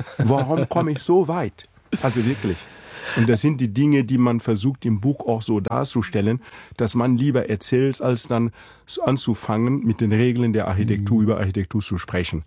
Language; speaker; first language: German; non-native, fluent; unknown